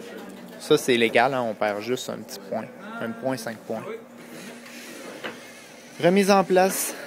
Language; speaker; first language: French; native; French